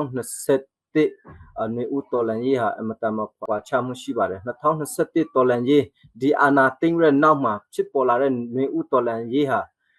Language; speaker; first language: Burmese; non-native, local second language; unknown